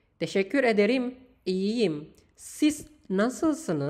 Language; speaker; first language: Turkish; non-native, learner; Indonesian